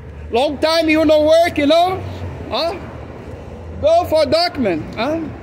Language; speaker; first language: English; non-native, learner; Portuguese